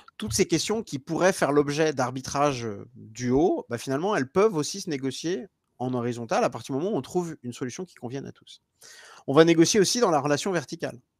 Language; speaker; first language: French; native; French